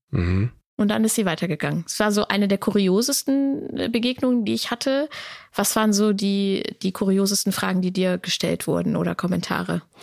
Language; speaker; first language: German; native; German